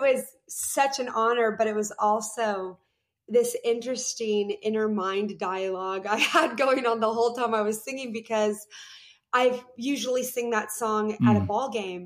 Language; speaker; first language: English; native; English